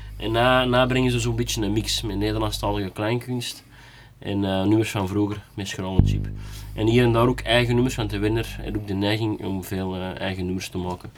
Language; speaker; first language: Dutch; native; Dutch